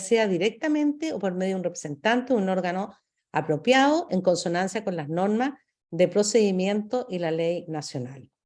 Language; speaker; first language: Spanish; native; Spanish